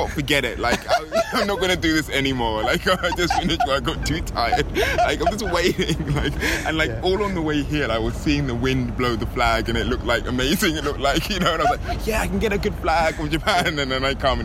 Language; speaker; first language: English; native; English